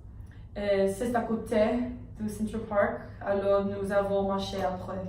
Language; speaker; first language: French; non-native, learner; English